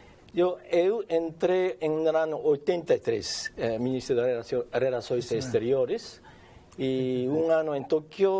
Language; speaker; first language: Portuguese; non-native, learner; Japanese